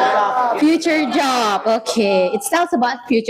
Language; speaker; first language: English; non-native, learner; Indonesian